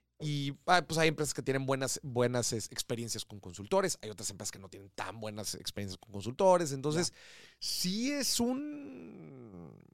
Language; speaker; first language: Spanish; native; Spanish